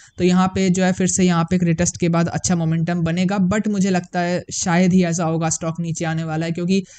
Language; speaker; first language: Hindi; native; Hindi